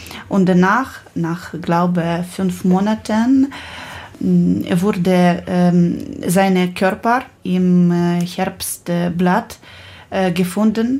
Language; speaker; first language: German; non-native, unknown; Ukrainian